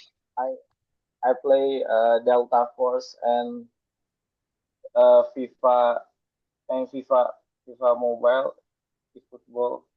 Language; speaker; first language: English; non-native, learner; Indonesian